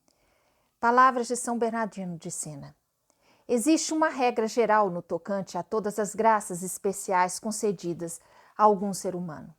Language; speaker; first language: Portuguese; native; Portuguese